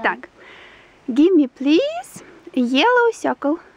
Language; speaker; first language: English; non-native, learner; Russian